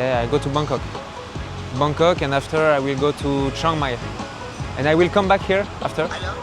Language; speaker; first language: English; non-native, learner; French